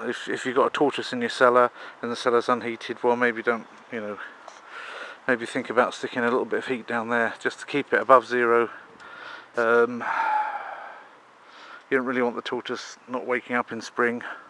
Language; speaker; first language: English; native; English